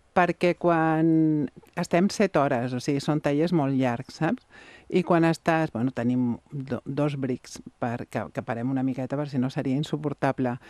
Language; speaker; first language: Catalan; non-native, local second language; Spanish